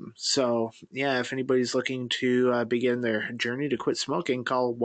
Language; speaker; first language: English; native; English